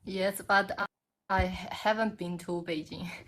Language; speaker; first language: English; non-native, learner; Chinese